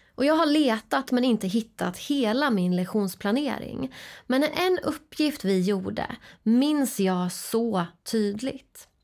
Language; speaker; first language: Swedish; native; Swedish